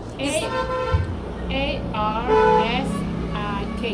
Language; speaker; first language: English; non-native, learner; Indonesian